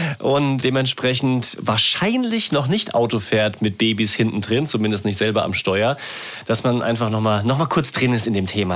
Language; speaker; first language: German; native; German